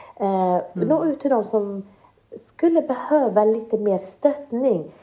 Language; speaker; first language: Swedish; early bilingual, other home language; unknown